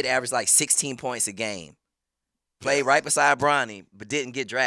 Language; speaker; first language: English; native; English